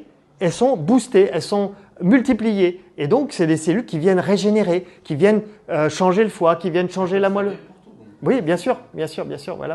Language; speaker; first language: French; native; French